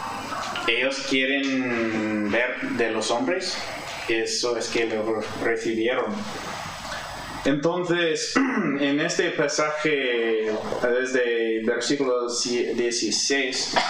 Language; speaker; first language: Spanish; non-native, fluent; English